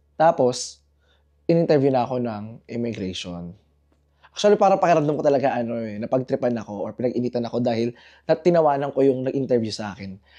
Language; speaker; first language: Filipino; native; Filipino